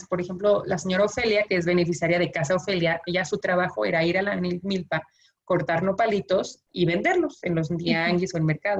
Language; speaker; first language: Spanish; native; Spanish